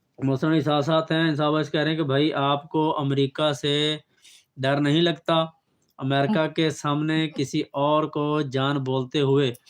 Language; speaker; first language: Urdu; non-native, local second language; Punjabi